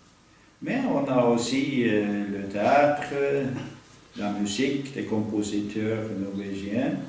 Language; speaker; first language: French; non-native, fluent; Norwegian